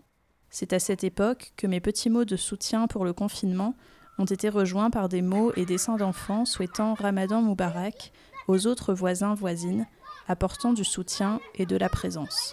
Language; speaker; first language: French; native; French